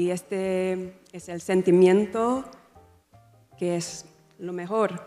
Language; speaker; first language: Spanish; non-native, learner; English